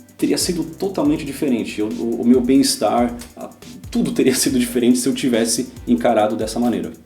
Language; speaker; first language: Portuguese; native; Portuguese